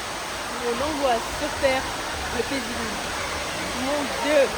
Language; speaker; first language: French; native; French